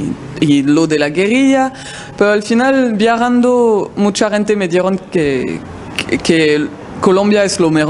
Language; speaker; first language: Spanish; non-native, fluent; French